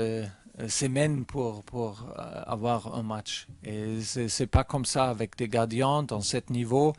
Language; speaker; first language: French; non-native, learner; German